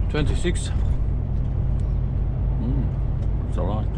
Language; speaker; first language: English; non-native, learner; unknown